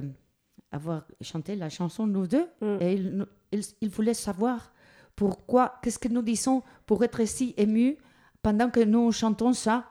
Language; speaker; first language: French; non-native, learner; Spanish